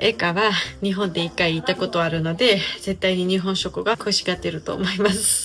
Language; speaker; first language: Japanese; non-native, learner; Georgian